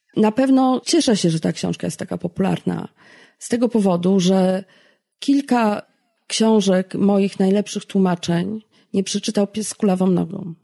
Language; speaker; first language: Polish; native; Polish